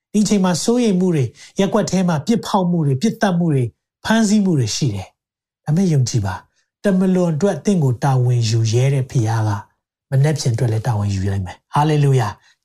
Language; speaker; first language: Burmese; native; Burmese